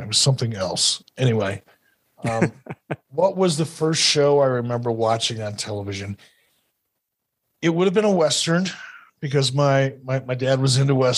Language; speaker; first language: English; native; English